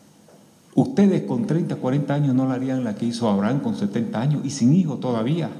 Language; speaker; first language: Spanish; native; Spanish